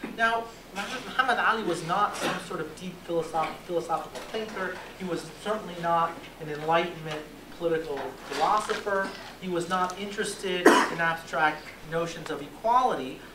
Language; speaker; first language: English; native; English